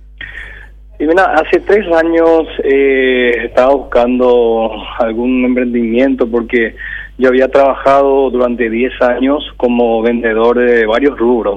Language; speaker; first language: Spanish; early bilingual, other home language; Korean